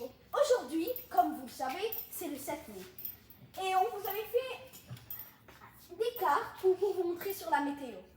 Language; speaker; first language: French; non-native, local second language; Arabic